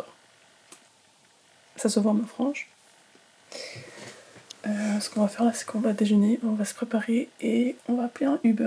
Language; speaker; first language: French; native; French